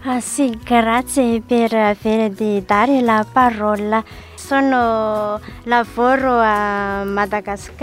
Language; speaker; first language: Italian; non-native, learner; Malagasy